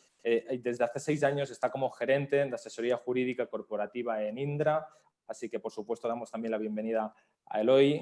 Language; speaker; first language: Spanish; native; Spanish